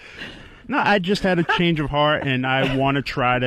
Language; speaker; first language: English; native; English